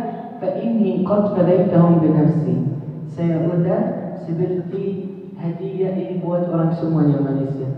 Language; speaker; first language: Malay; non-native, learner; Arabic